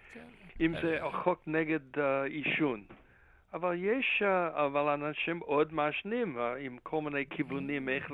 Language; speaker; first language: Hebrew; non-native, fluent; English